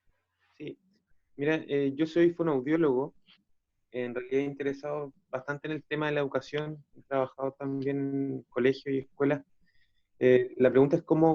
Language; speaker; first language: Spanish; native; Spanish